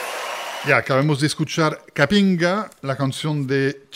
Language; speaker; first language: Spanish; native; Spanish